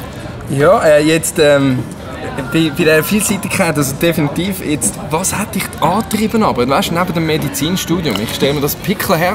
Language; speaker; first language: German; native; German